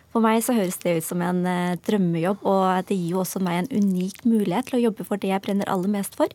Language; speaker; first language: Norwegian; early bilingual, other home language; Urdu